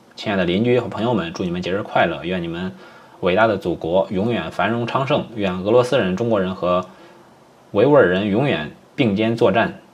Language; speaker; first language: Chinese; native; Chinese